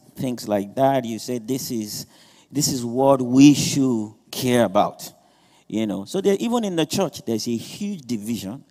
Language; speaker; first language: English; non-native, local second language; Yoruba